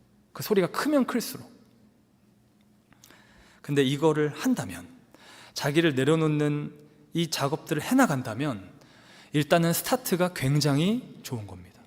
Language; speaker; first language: Korean; native; Korean